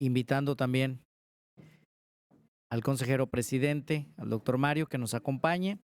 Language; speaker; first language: Spanish; native; Spanish